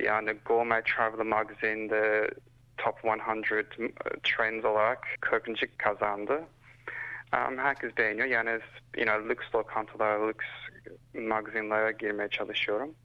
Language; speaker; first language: Turkish; early bilingual, heritage; Turkish